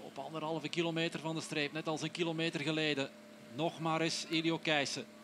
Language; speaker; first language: Dutch; native; Dutch